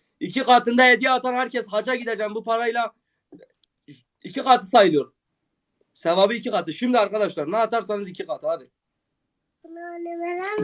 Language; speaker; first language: Turkish; native; Turkish